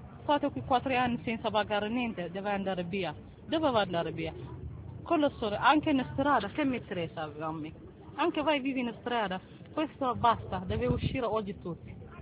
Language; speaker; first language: Italian; non-native, learner; Tigrinya